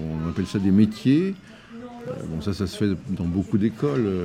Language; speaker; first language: French; native; French